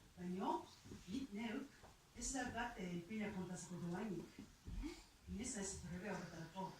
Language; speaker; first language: Basque; non-native, fluent; Japanese